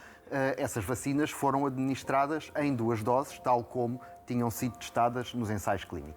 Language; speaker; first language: Portuguese; native; Portuguese